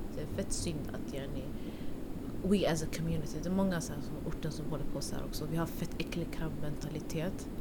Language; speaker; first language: Swedish; early bilingual, other home language; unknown